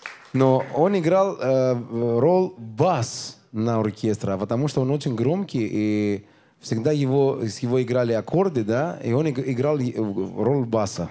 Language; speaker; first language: Russian; non-native, learner; Greek